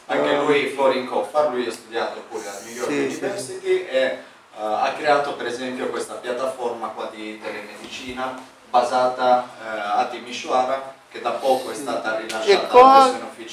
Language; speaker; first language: Italian; native; Italian